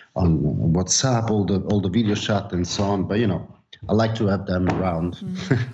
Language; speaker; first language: English; non-native, fluent; Italian